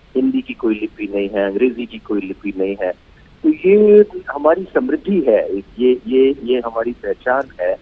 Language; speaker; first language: Hindi; non-native, local second language; Bangla